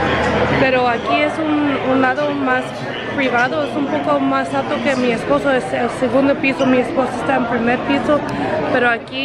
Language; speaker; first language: Spanish; early bilingual, heritage; English